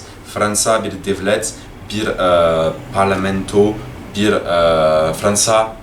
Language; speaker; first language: Turkish; non-native, learner; French